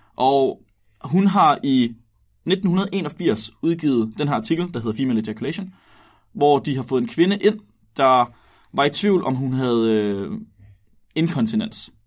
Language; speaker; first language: Danish; native; Danish